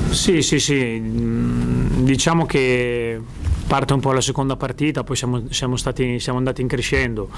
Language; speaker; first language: Italian; native; Italian